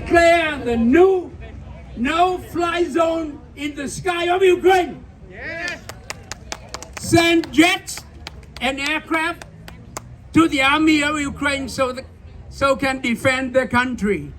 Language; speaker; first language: English; non-native, fluent; Vietnamese